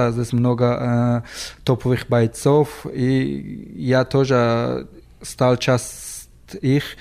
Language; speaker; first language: Russian; non-native, local second language; Tajik